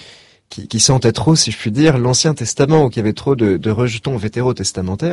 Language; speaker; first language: French; native; French